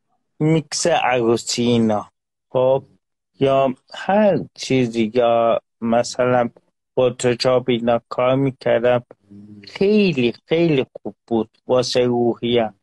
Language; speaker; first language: Persian; non-native, local second language; Azerbaijani